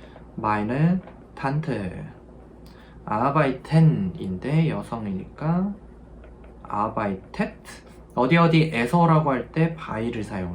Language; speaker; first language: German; non-native, fluent; Korean